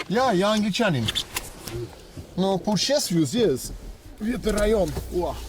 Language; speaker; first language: Russian; non-native, learner; English